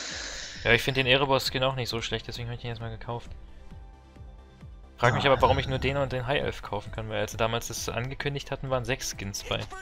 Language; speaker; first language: German; native; German